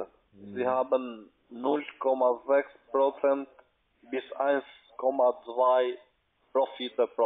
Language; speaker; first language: German; non-native, learner; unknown